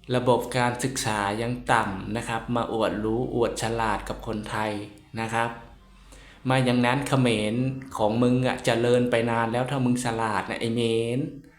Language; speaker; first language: Thai; native; Thai